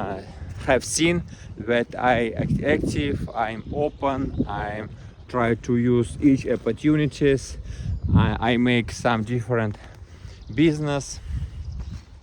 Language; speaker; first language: English; non-native, learner; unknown